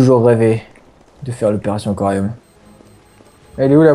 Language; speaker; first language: French; native; French